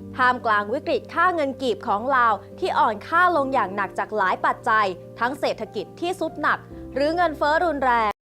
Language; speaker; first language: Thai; non-native, local second language; Lao